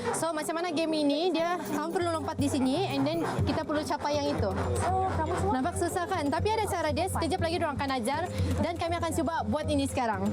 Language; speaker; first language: Malay; native; Malay